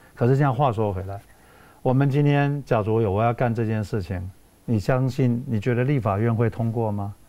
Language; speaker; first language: Chinese; native; Chinese